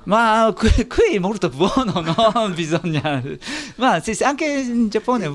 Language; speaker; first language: Italian; non-native, learner; Japanese